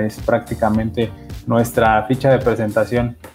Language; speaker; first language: Spanish; native; Spanish